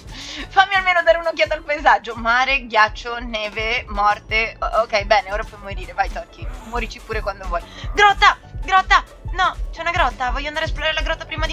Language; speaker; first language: Italian; native; Italian